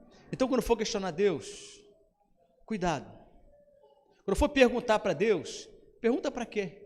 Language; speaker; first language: Portuguese; native; Portuguese